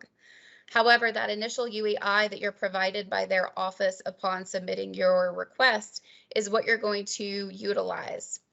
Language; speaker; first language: English; native; English